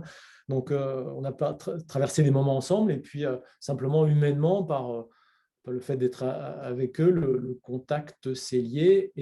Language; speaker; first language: French; native; French